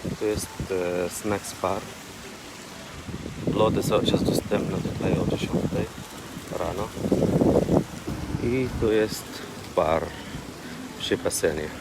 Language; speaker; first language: Polish; non-native, learner; Arabic